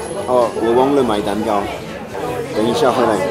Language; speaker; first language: Chinese; non-native, fluent; French